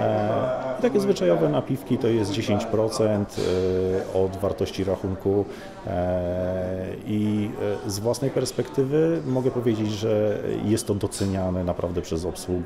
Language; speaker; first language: Polish; native; Polish